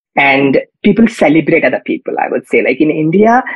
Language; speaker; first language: English; non-native, local second language; Kannada